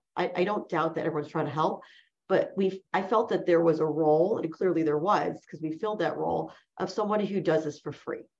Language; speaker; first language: English; early bilingual, other home language; Chinese